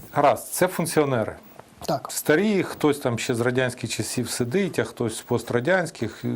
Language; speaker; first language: Ukrainian; native; Ukrainian